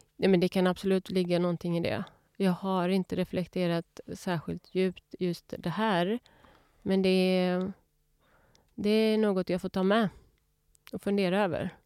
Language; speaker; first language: Swedish; early bilingual, other home language; Persian